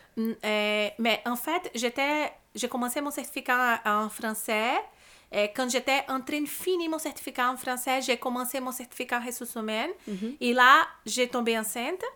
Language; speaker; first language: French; non-native, fluent; Portuguese